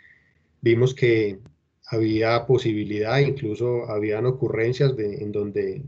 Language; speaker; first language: Spanish; native; Spanish